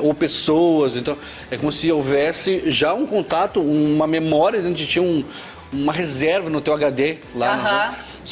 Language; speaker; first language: Portuguese; native; Portuguese